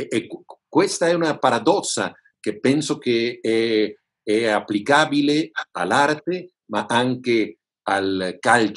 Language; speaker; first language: Italian; non-native, fluent; Spanish